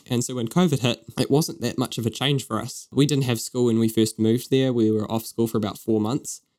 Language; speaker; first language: English; native; English